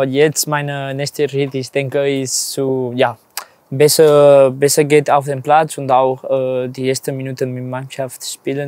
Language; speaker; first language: German; non-native, learner; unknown